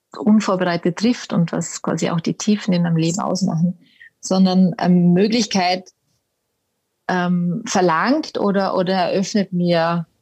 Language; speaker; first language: German; native; German